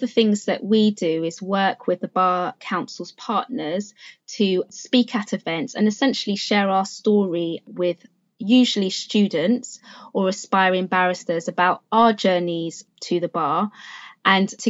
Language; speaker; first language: English; native; English